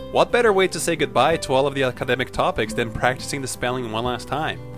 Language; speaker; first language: English; non-native, fluent; Portuguese